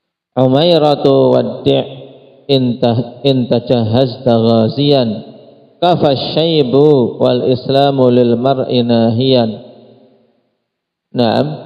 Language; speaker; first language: Arabic; non-native, fluent; Indonesian